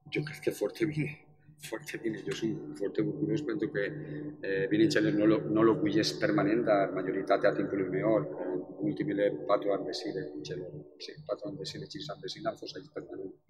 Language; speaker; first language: Romanian; non-native, fluent; Spanish